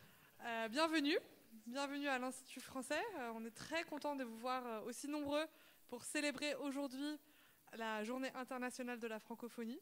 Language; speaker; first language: French; native; French